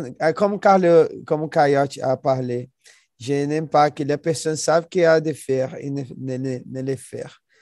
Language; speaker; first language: French; non-native, learner; Portuguese